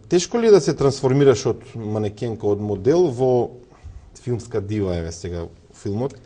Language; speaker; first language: Macedonian; native; Macedonian